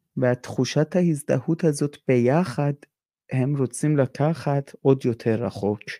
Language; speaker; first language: Hebrew; non-native, fluent; Persian